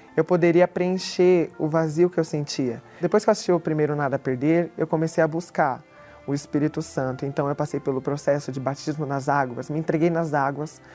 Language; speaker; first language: Portuguese; native; Portuguese